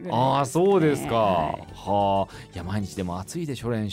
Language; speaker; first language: Japanese; native; Japanese